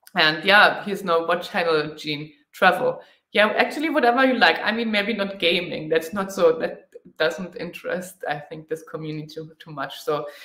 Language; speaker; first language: English; non-native, fluent; German